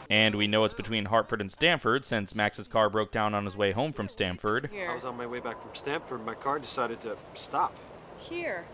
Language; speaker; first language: English; native; English